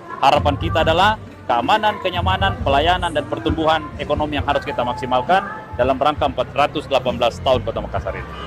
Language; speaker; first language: Indonesian; native; Indonesian